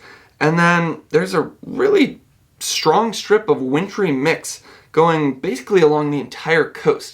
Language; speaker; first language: English; native; English